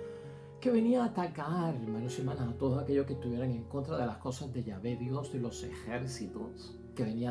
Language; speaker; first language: Spanish; native; Spanish